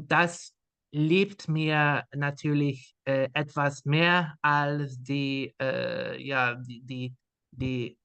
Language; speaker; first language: German; non-native, learner; Dutch